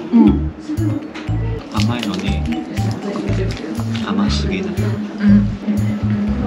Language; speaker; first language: Japanese; non-native, fluent; Chinese